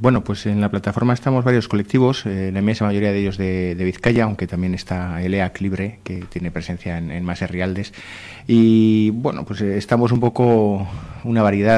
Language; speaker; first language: Spanish; native; Spanish